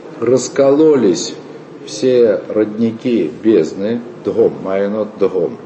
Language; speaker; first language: Russian; native; Russian